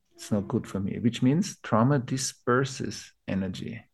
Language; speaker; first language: English; non-native, fluent; German